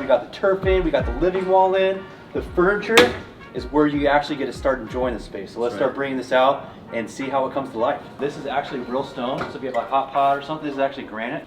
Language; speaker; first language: English; native; English